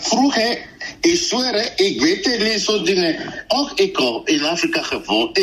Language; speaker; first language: Dutch; non-native, learner; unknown